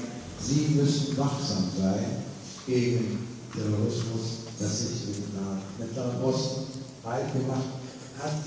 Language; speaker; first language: German; non-native, fluent; Arabic